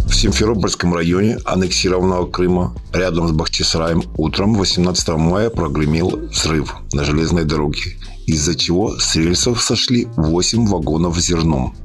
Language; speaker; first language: Russian; non-native, local second language; Ukrainian